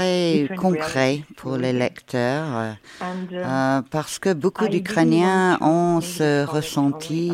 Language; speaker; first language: French; non-native, fluent; Ukrainian